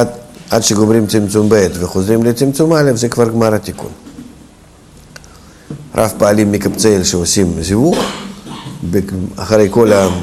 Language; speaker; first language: Hebrew; non-native, fluent; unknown